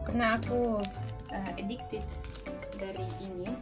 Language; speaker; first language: Indonesian; non-native, learner; Russian